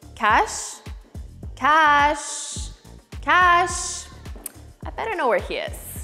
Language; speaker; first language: English; native; English